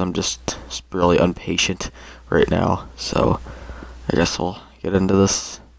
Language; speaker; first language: English; native; English